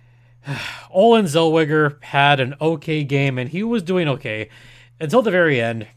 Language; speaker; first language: English; early bilingual, other home language; Spanish